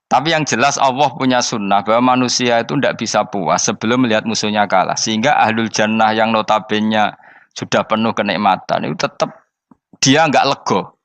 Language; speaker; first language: Malay; non-native, local second language; Javanese